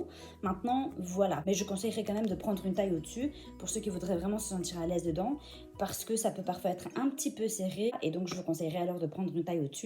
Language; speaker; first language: French; native; French